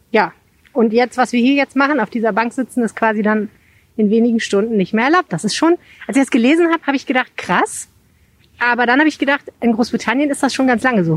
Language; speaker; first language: German; native; German